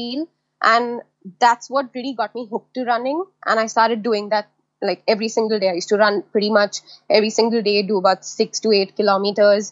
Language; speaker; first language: English; non-native, local second language; Hindi